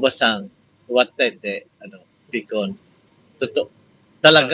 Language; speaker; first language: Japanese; non-native, learner; Filipino